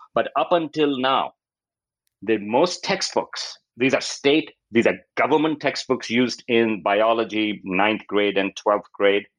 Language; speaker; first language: English; non-native, local second language; Urdu